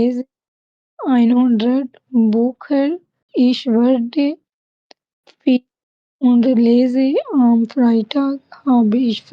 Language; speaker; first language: German; non-native, learner; Urdu